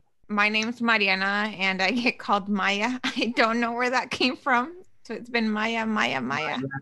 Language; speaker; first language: English; early bilingual, other home language; Spanish